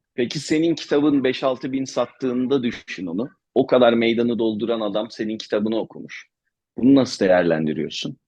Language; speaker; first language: Turkish; native; Turkish